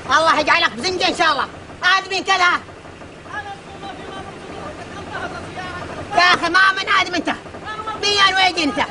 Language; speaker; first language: Arabic; native; Arabic